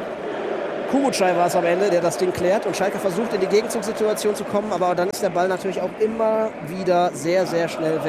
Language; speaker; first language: German; native; German